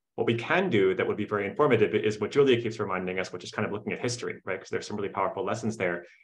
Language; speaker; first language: English; native; English